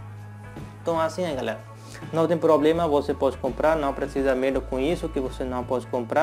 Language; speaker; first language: Portuguese; non-native, learner; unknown